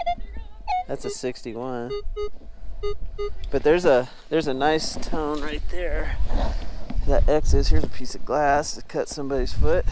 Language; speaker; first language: English; native; English